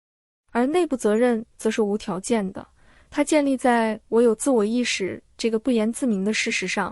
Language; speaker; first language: Chinese; native; Chinese